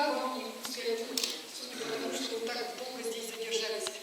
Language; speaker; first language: Russian; native; Russian